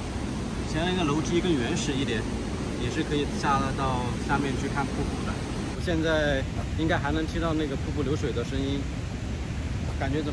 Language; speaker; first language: Chinese; native; Chinese